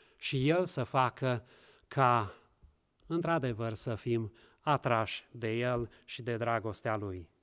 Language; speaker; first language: Romanian; non-native, local second language; Hungarian